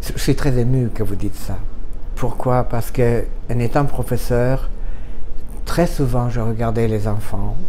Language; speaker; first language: French; non-native, fluent; Romanian